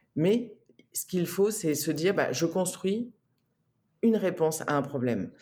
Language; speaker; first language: French; native; French